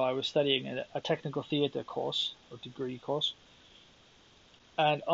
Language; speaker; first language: English; native; English